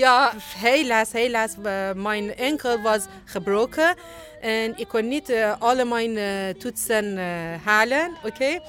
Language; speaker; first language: Dutch; non-native, learner; Persian